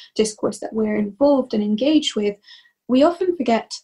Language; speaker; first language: English; native; English